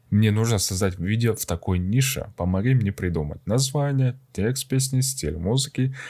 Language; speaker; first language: Russian; non-native, local second language; Kazakh